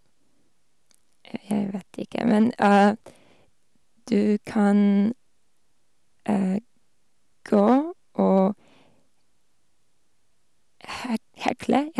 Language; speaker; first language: Norwegian; non-native, learner; Polish